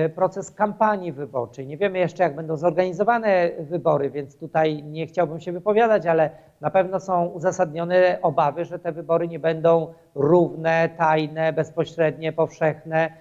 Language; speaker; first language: Polish; native; Polish